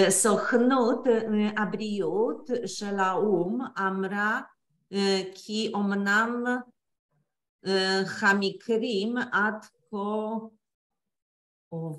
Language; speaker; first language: Hebrew; non-native, fluent; Polish